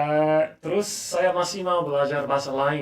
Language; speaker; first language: Indonesian; non-native, learner; English